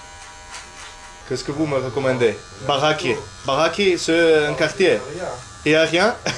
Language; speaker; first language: French; non-native, learner; Spanish